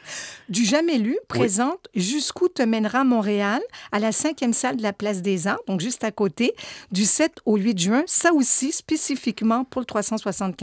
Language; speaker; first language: French; native; French